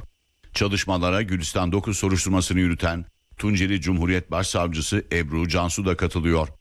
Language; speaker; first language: Turkish; native; Turkish